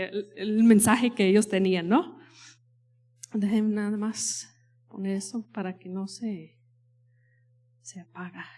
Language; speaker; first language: Spanish; non-native, fluent; English